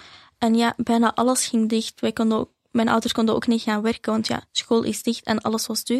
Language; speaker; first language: Dutch; early bilingual, other home language; Arabic